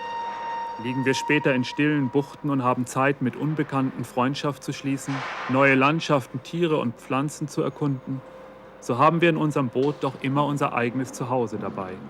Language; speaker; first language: German; native; German